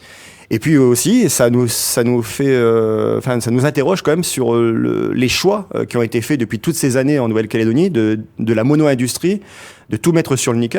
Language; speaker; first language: French; native; French